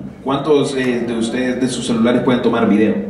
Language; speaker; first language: Spanish; native; Spanish